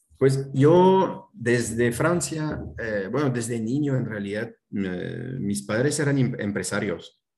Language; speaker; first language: Spanish; non-native, fluent; French